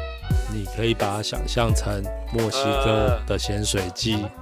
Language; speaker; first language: Chinese; native; Chinese